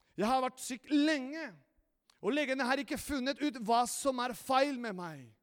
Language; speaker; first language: Norwegian; non-native, fluent; Spanish